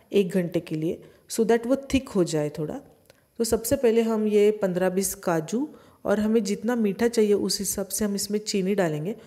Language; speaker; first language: Hindi; non-native, local second language; Marathi